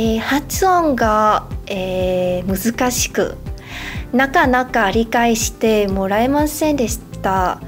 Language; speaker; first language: Japanese; non-native, fluent; Vietnamese